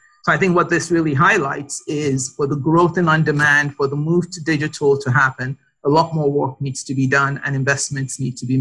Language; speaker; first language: English; non-native, local second language; Yoruba